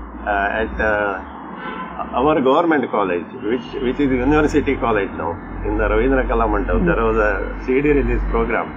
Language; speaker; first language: English; non-native, local second language; Konkani